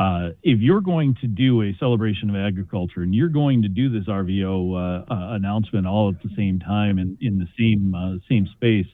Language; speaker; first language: English; native; English